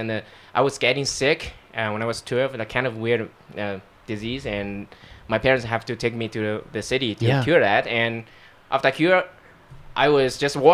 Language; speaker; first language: English; non-native, fluent; Chinese